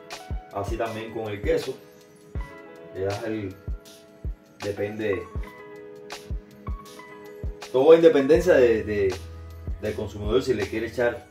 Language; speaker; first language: Spanish; native; Spanish